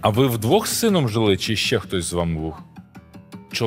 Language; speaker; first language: Ukrainian; native; Ukrainian